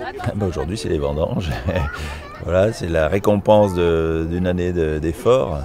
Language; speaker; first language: French; native; French